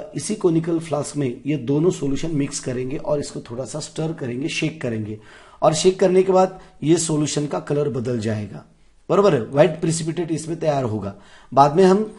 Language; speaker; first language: Hindi; non-native, local second language; Marathi